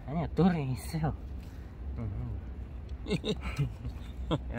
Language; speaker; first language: Korean; non-native, learner; Filipino